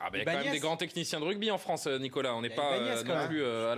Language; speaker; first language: French; native; French